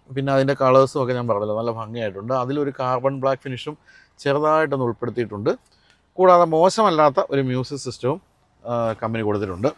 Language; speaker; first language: Malayalam; native; Malayalam